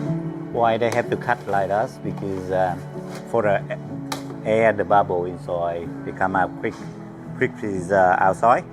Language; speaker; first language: English; non-native, learner; Vietnamese